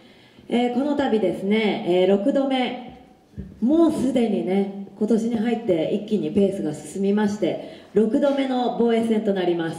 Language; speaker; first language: Japanese; native; Japanese